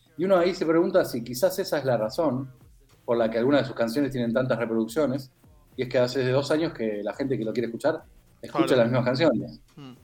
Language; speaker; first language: Spanish; native; Spanish